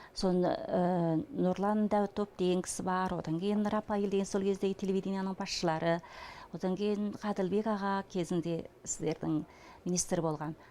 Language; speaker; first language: Kazakh; native; Kazakh